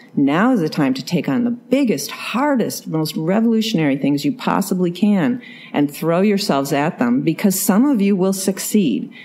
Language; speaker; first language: English; native; English